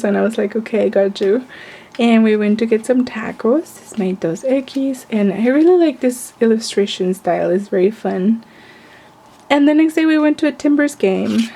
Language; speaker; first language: English; non-native, fluent; Spanish